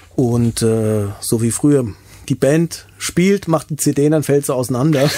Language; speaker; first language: German; native; German